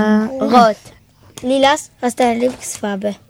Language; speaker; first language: German; non-native, learner; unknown